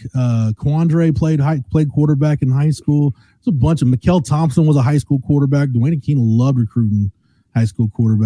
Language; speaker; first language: English; native; English